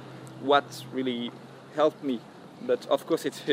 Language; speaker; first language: English; non-native, fluent; French